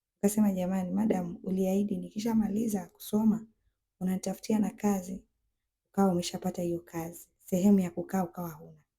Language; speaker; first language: Swahili; native; Swahili